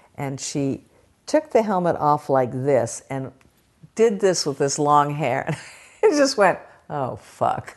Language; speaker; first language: English; native; English